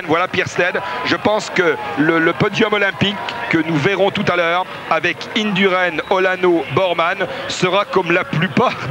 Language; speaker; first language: French; native; French